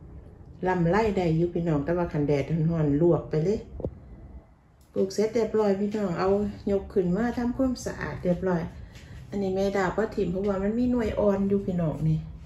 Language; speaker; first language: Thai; non-native, local second language; Lao